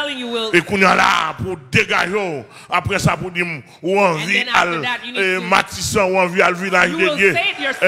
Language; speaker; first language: French; non-native, local second language; Haitian Creole